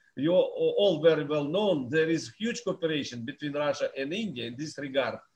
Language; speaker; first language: English; non-native, fluent; Russian